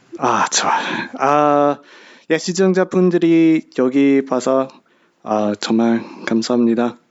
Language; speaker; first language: Korean; non-native, learner; English